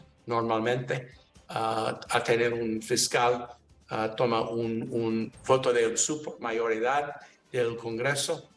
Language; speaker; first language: Spanish; non-native, learner; English